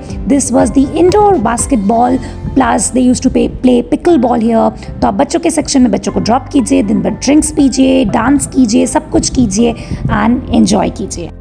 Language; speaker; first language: Hindi; native; Hindi